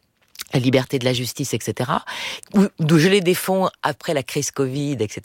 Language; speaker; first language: French; native; French